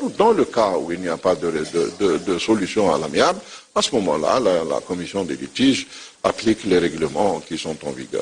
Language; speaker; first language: French; non-native, local second language; Arabic